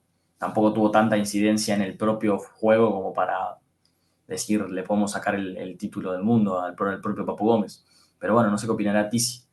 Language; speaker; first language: Spanish; native; Spanish